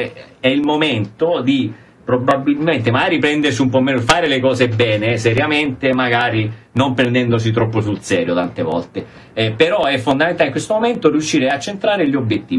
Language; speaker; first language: Italian; native; Italian